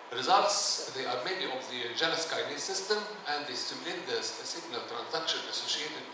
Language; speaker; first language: English; non-native, fluent; Arabic